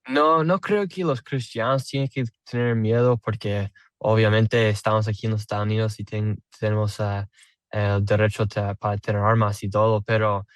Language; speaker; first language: Spanish; non-native, learner; English